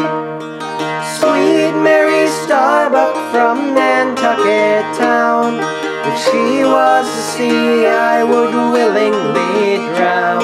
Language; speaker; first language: English; native; English